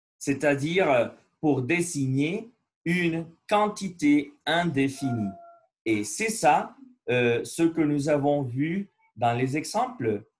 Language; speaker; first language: French; non-native, learner; Spanish